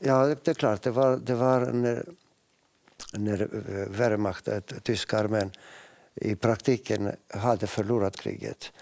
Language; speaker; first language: Swedish; non-native, fluent; Greek